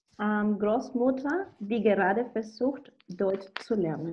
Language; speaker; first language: German; non-native, learner; Spanish